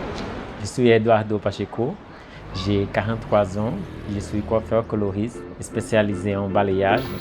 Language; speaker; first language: French; non-native, fluent; Portuguese